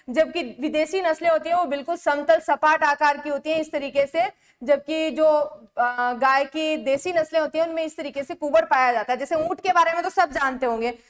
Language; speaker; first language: Hindi; native; Hindi